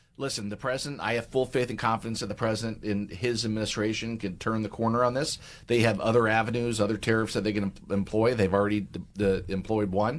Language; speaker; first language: English; native; English